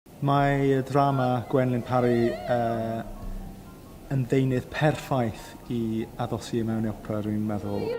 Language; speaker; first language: Welsh; non-native, learner; English